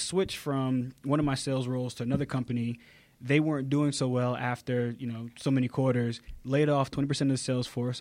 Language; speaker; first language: English; native; English